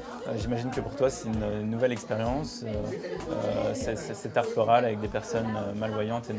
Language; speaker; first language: French; native; French